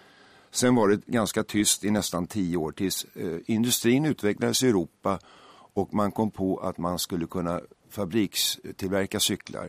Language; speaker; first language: Swedish; native; Swedish